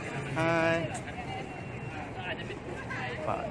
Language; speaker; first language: English; non-native, learner; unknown